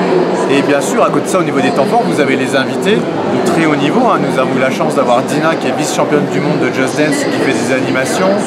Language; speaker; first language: French; native; French